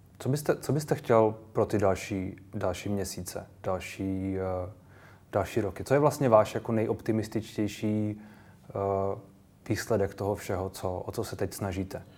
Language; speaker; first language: Czech; native; Czech